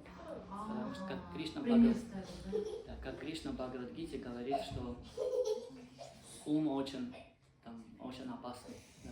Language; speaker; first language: Russian; non-native, fluent; Armenian